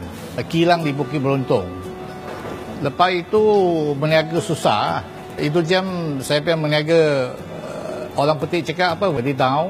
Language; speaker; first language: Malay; non-native, local second language; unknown